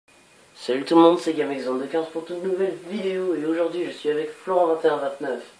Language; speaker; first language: French; native; French